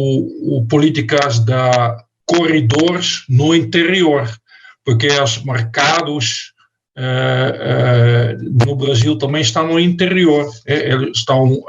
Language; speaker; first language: Portuguese; non-native, fluent; Dutch